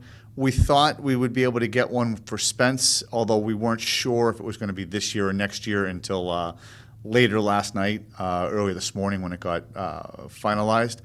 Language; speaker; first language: English; native; English